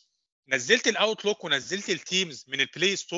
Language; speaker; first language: Arabic; native; Arabic